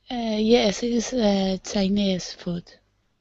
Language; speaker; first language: English; non-native, learner; Spanish